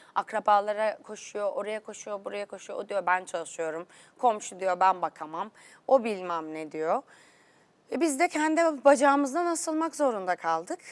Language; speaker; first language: Turkish; native; Turkish